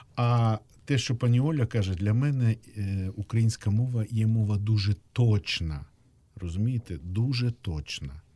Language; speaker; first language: Ukrainian; native; Ukrainian